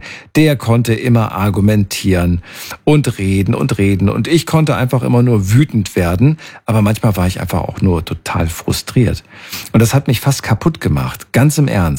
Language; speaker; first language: German; native; German